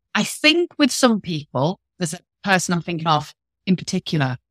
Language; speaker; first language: English; native; English